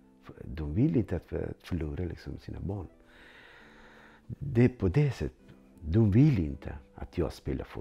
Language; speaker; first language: Swedish; non-native, learner; Persian